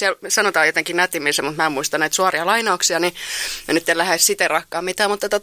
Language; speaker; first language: Finnish; native; Finnish